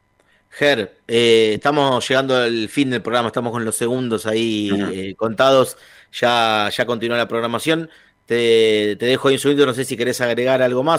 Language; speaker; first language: Spanish; native; Spanish